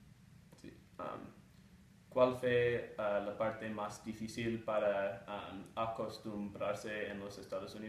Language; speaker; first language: Spanish; non-native, learner; English